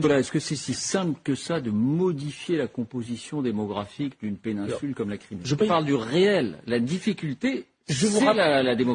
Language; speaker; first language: French; native; French